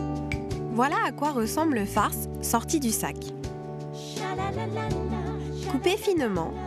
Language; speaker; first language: French; native; French